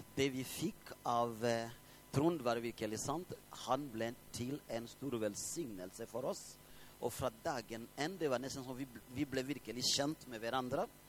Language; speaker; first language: Norwegian; non-native, fluent; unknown